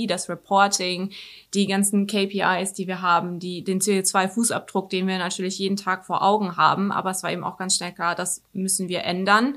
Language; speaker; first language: German; native; German